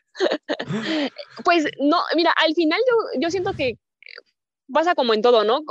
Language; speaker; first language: Spanish; native; Spanish